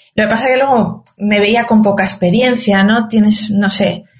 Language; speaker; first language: Spanish; native; Spanish